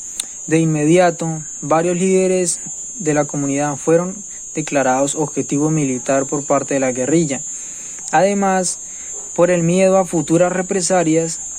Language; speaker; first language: Spanish; native; Spanish